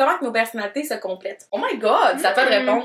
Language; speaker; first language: French; native; French